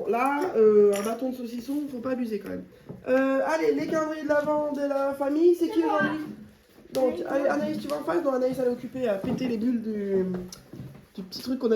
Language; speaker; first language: French; native; French